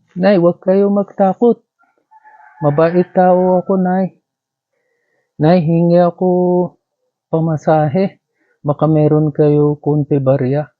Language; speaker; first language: Filipino; non-native, learner; Urdu